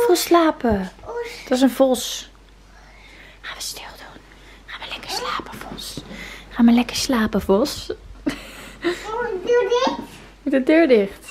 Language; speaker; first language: Dutch; native; Dutch